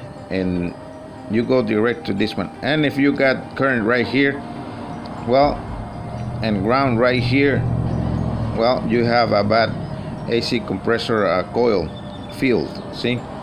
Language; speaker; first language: English; non-native, fluent; Spanish